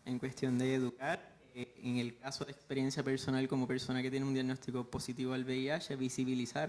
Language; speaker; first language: Spanish; native; Spanish